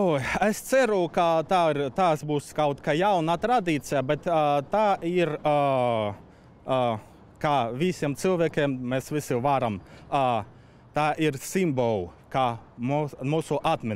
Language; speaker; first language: Latvian; non-native, fluent; Russian